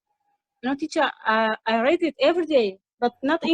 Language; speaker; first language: English; non-native, learner; Central Kurdish